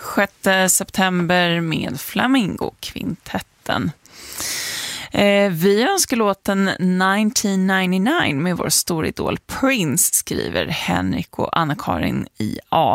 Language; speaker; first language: Swedish; native; Swedish